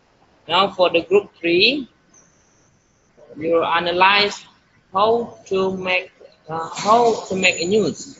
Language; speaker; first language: English; non-native, learner; Indonesian